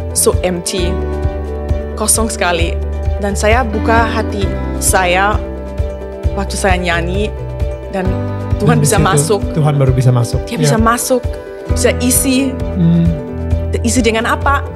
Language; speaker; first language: Indonesian; non-native, fluent; German